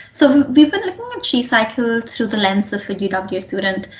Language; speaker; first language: English; non-native, local second language; Hindi